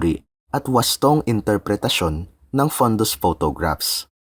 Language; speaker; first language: Filipino; native; Filipino